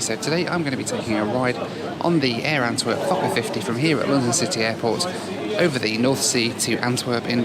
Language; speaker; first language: English; native; English